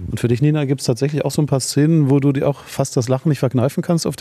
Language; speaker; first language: German; native; German